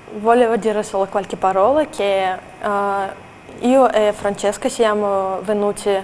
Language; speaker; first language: Italian; non-native, learner; Russian